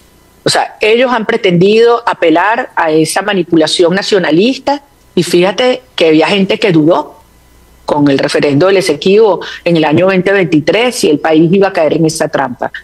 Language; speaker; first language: Spanish; native; Spanish